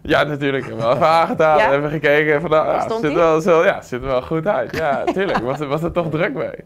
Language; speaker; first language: Dutch; native; Dutch